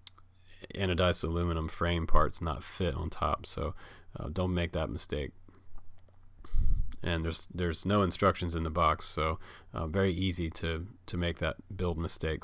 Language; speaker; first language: English; native; English